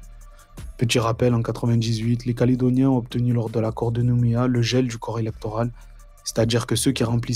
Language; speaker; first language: French; native; French